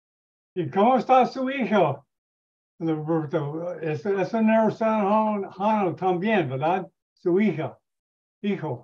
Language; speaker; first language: Spanish; non-native, learner; English